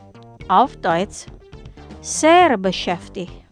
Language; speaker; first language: German; non-native, fluent; Indonesian